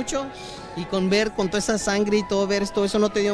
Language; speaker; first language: Spanish; native; Spanish